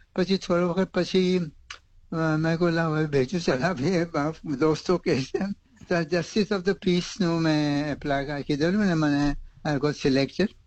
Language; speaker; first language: Gujarati; native; Gujarati